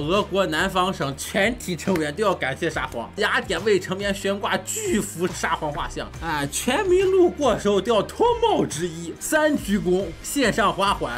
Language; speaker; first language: Chinese; native; Chinese